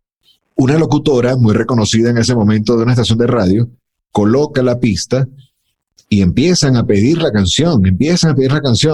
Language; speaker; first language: Spanish; native; Spanish